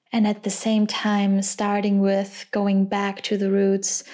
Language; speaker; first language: English; non-native, fluent; German